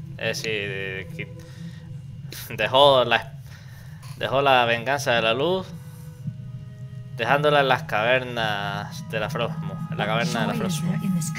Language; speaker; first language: Spanish; native; Spanish